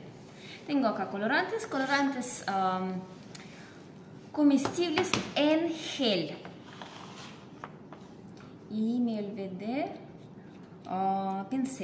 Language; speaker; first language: Spanish; non-native, fluent; Russian